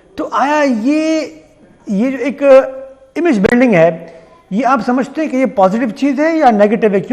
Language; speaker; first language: Urdu; non-native, local second language; Pashto